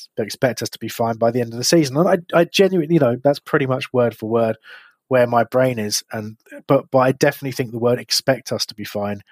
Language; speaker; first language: English; native; English